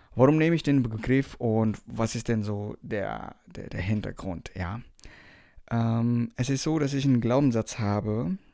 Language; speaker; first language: German; non-native, fluent; Indonesian